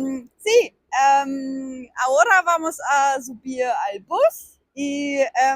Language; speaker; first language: Spanish; non-native, learner; German